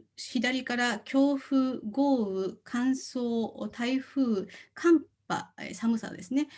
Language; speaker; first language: Japanese; non-native, fluent; Korean